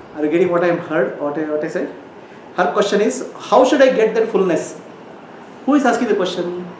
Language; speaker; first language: English; non-native, local second language; Kannada